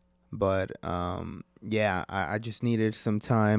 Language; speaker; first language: English; non-native, fluent; Spanish